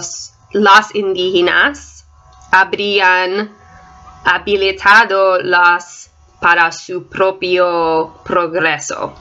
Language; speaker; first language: Spanish; non-native, learner; English